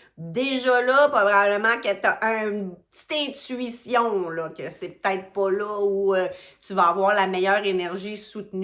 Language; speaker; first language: French; native; French